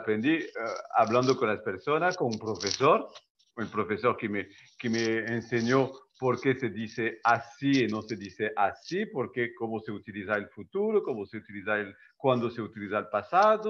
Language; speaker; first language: Spanish; non-native, fluent; French